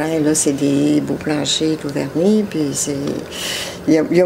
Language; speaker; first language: French; native; French